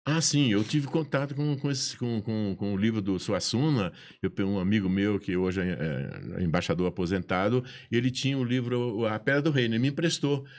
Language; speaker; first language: Portuguese; native; Portuguese